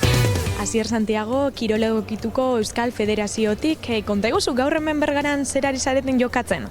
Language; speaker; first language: Basque; native; Basque